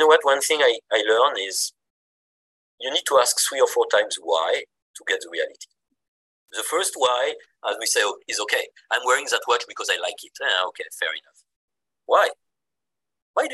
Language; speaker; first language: English; non-native, fluent; French